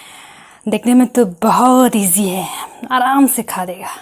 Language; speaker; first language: Hindi; non-native, local second language; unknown